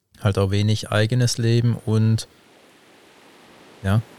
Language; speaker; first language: German; native; German